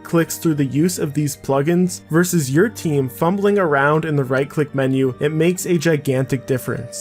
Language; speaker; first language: English; native; English